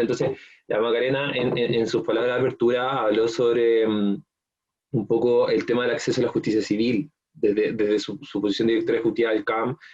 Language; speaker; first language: Spanish; native; Spanish